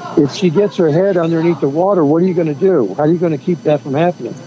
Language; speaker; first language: English; native; English